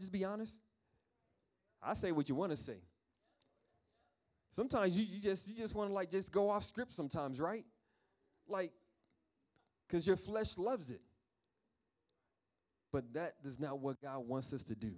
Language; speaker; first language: English; native; English